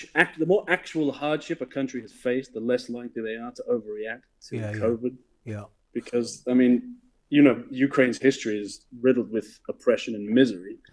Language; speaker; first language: English; native; English